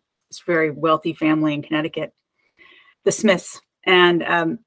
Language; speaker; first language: English; native; English